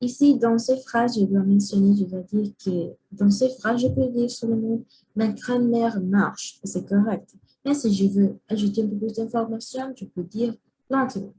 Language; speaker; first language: French; non-native, learner; Spanish